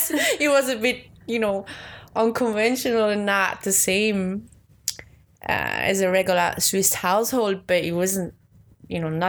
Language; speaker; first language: English; non-native, fluent; Swiss German